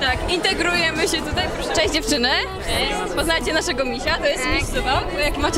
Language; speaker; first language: Polish; native; Polish